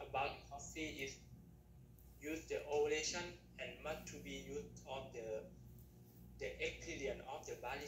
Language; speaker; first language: English; non-native, learner; Thai